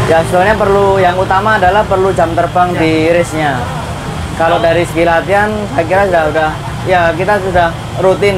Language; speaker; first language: Indonesian; native; Indonesian